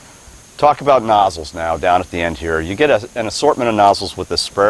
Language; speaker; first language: English; native; English